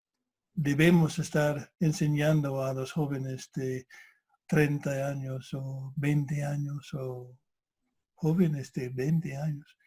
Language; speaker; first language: Spanish; non-native, fluent; English